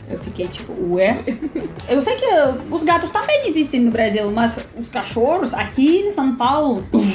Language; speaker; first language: Portuguese; non-native, fluent; Russian